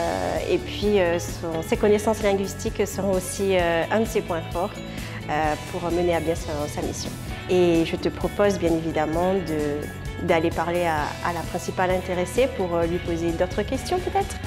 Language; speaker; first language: French; native; French